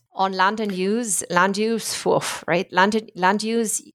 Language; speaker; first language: English; non-native, fluent; Italian